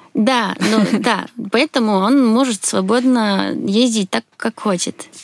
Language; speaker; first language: Russian; non-native, fluent; Swedish